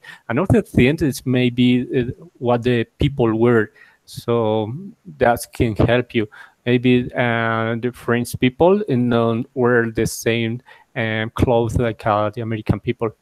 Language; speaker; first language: English; non-native, learner; Spanish